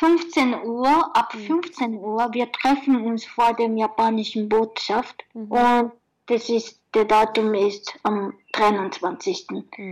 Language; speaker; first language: German; non-native, fluent; Japanese